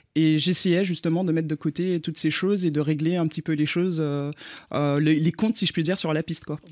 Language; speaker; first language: French; native; French